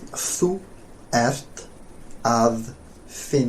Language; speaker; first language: Icelandic; non-native, learner; English